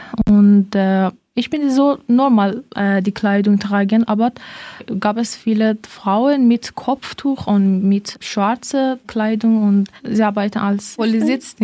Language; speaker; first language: German; non-native, learner; Persian